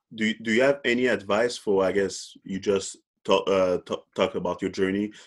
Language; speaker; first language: English; non-native, fluent; French